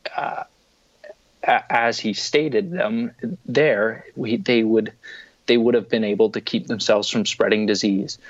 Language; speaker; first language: English; native; English